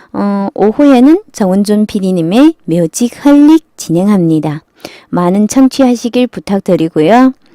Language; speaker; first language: Korean; non-native, fluent; Chinese